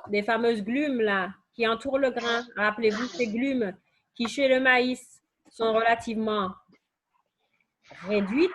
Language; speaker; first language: French; native; French